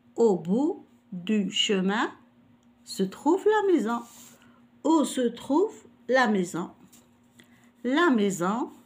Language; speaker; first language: French; non-native, local second language; Arabic